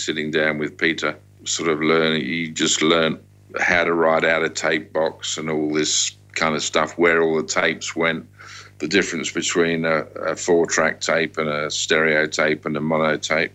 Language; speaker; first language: English; native; English